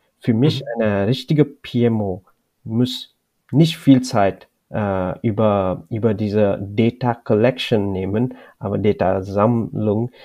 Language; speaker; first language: German; non-native, learner; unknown